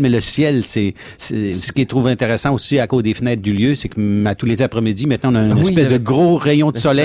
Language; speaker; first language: French; native; French